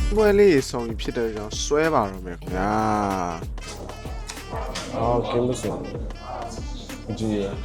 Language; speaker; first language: Chinese; non-native, learner; Burmese